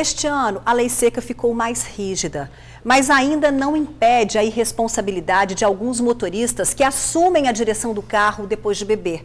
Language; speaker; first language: Portuguese; native; Portuguese